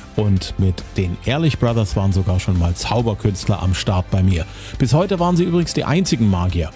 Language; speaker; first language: German; native; German